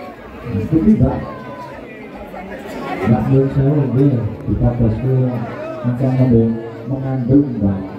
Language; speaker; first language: Indonesian; non-native, local second language; Javanese